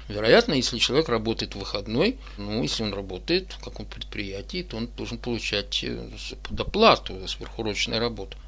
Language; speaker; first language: Russian; native; Russian